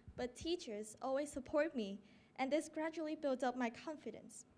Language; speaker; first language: English; non-native, fluent; Vietnamese